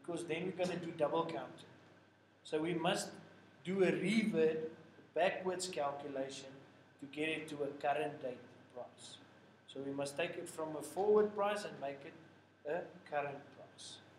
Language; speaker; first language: English; non-native, local second language; Afrikaans